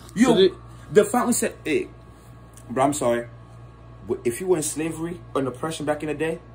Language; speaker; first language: English; non-native, local second language; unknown